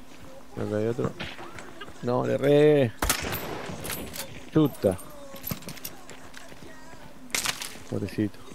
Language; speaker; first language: Spanish; native; Spanish